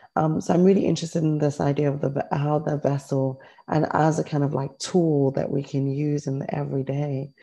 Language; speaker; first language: English; native; English